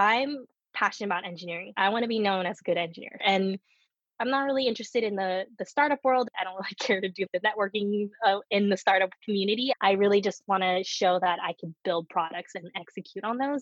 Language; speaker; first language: English; early bilingual, other home language; Korean